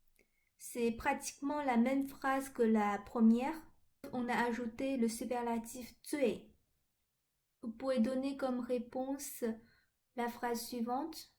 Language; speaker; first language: French; non-native, fluent; Chinese